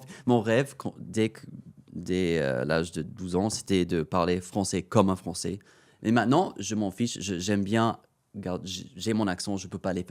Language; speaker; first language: French; non-native, fluent; English